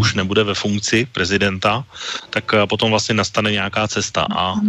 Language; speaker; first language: Czech; native; Czech